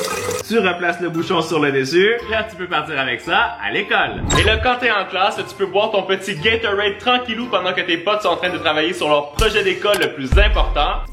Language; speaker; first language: French; native; French